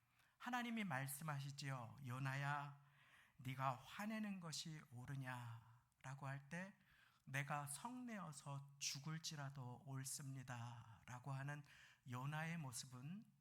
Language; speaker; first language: Korean; native; Korean